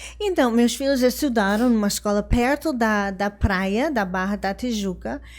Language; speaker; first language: Portuguese; non-native, fluent; English